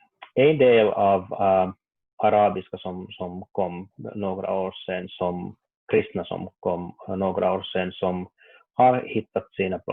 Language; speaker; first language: Swedish; non-native, learner; Finnish